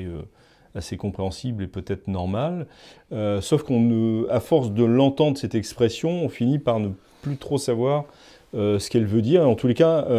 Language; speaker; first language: French; native; French